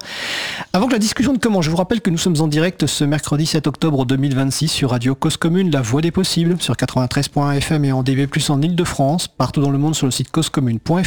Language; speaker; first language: French; native; French